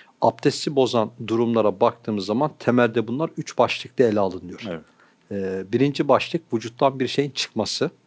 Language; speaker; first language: Turkish; native; Turkish